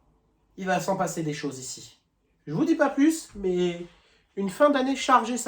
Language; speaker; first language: French; native; French